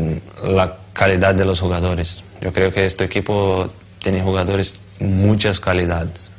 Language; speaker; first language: Spanish; non-native, fluent; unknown